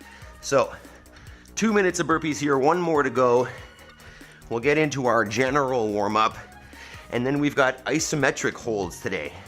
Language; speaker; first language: English; native; English